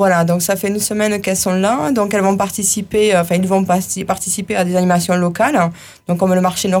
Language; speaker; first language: French; native; French